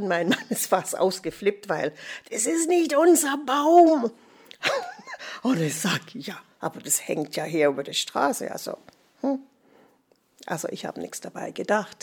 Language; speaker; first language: German; non-native, fluent; English